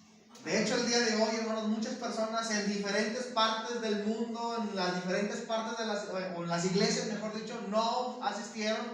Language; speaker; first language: Spanish; native; Spanish